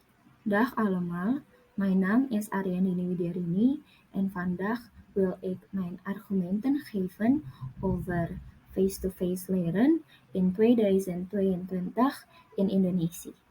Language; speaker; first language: Dutch; non-native, learner; Indonesian